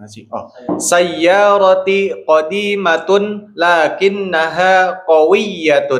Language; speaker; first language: Arabic; non-native, learner; Indonesian